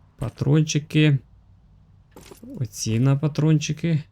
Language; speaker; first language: Ukrainian; native; Ukrainian